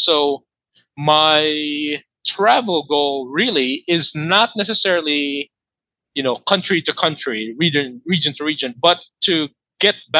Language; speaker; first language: English; non-native, local second language; Filipino